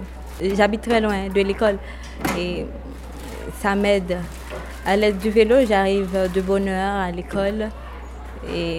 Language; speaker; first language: French; non-native, local second language; Haitian Creole